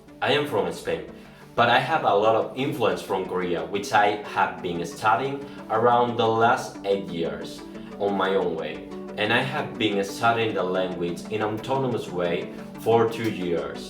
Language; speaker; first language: English; non-native, fluent; Spanish